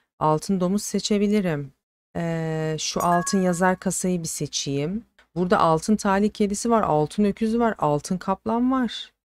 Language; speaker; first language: Turkish; native; Turkish